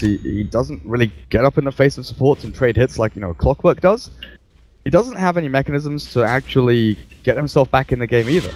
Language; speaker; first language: English; native; English